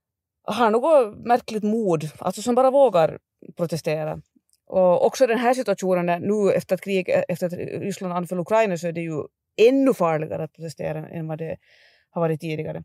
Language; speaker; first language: Swedish; native; Swedish